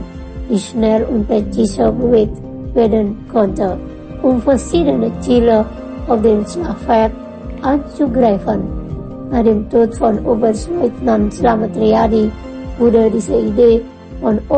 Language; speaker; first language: German; non-native, fluent; Indonesian